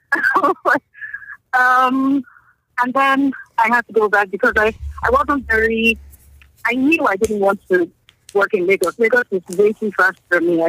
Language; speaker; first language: English; non-native, local second language; Yoruba